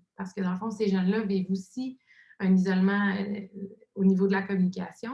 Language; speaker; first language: French; native; French